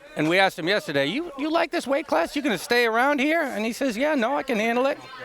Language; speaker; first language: English; native; English